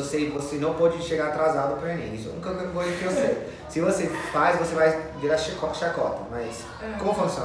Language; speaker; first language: Portuguese; non-native, fluent; English